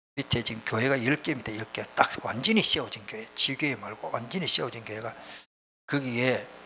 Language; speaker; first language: Korean; native; Korean